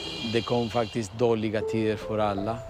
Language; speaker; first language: Swedish; early bilingual, heritage; Swedish